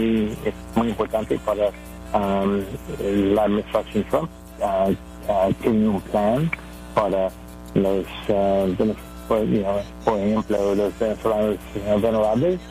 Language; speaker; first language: Spanish; non-native, learner; English